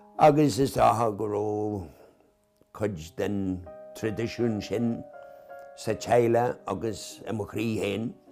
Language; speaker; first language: Irish; native; Irish